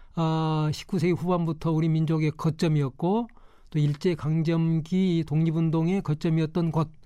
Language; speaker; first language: Korean; native; Korean